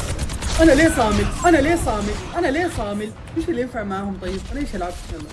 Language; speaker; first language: Arabic; native; Arabic